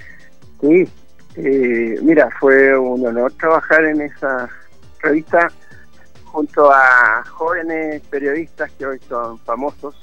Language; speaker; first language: Spanish; native; Spanish